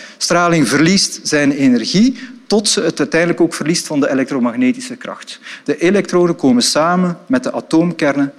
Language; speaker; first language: Dutch; native; Dutch